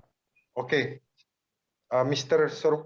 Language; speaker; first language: English; non-native, learner; Indonesian